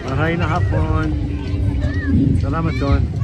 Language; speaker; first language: Filipino; non-native, learner; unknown